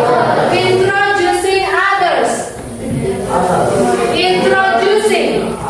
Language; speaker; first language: English; non-native, fluent; Indonesian